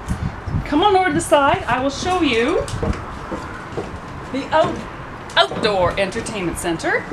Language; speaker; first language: English; native; English